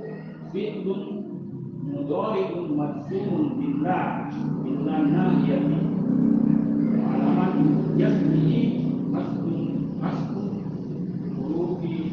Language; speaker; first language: Arabic; non-native, learner; Indonesian